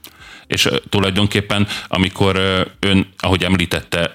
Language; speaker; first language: Hungarian; native; Hungarian